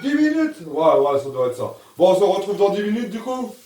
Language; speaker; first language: French; native; French